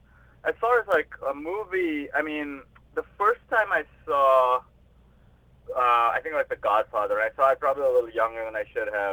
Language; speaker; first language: English; non-native, local second language; Hindi